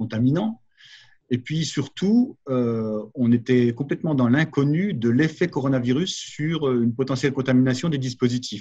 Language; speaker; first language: French; native; French